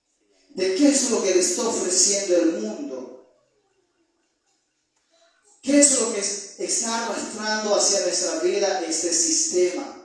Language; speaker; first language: Spanish; native; Spanish